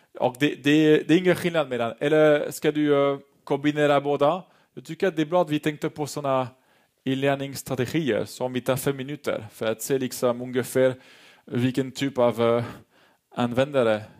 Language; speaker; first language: Swedish; non-native, fluent; French